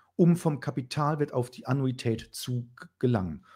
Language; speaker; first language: German; native; German